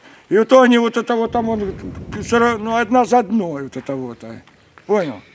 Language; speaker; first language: Russian; native; Russian